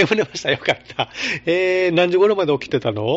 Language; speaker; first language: Japanese; native; Japanese